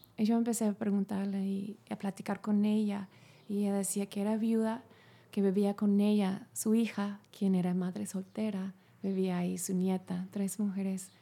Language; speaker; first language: Spanish; non-native, fluent; English